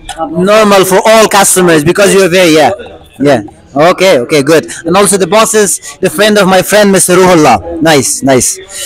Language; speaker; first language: English; non-native, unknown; Persian